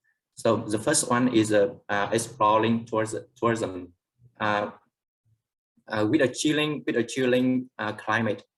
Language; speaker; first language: English; non-native, learner; Vietnamese